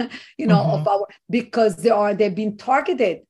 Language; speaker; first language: English; non-native, fluent; Hebrew